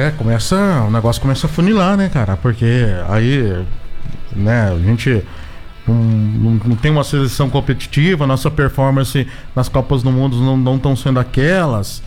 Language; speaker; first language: Portuguese; native; Portuguese